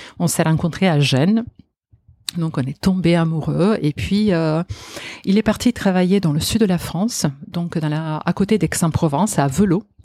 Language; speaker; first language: French; non-native, fluent; Italian